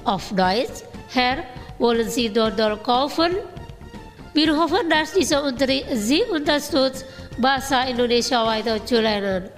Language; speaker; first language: German; non-native, fluent; Indonesian